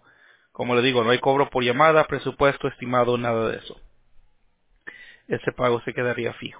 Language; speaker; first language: Spanish; early bilingual, heritage; Spanish